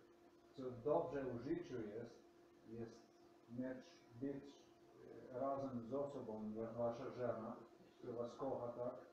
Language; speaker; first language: Polish; non-native, learner; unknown